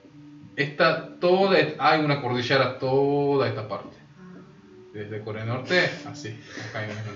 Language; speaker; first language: Spanish; early bilingual, other home language; Korean